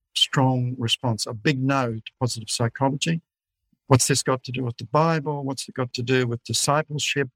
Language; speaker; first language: English; native; English